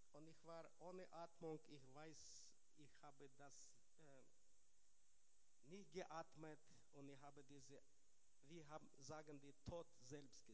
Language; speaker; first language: German; non-native, learner; Russian